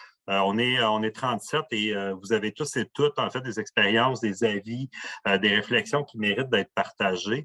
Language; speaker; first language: French; native; French